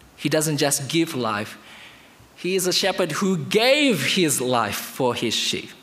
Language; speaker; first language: English; non-native, fluent; Indonesian